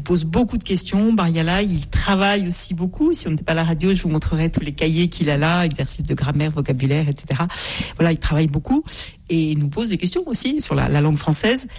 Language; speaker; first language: French; native; French